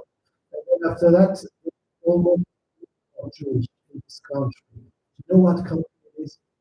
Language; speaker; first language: English; non-native, fluent; Russian